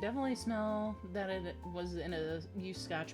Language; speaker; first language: English; native; English